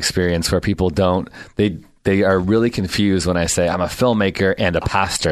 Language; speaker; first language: English; native; English